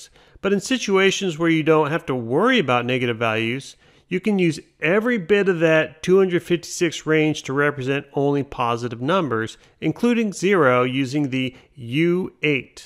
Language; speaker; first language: English; native; English